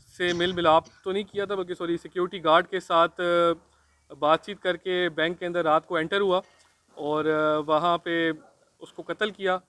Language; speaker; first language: Urdu; non-native, local second language; Pashto